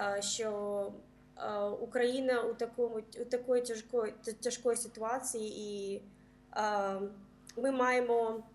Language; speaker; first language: Ukrainian; early bilingual, heritage; Ukrainian